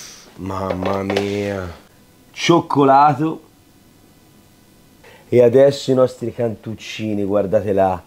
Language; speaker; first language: Italian; native; Italian